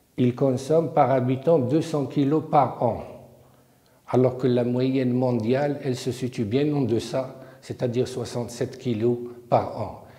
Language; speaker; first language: French; non-native, local second language; Arabic